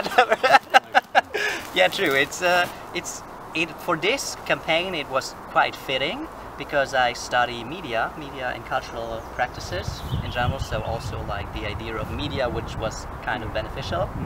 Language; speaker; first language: English; non-native, fluent; German